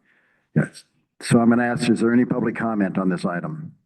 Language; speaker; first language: English; native; English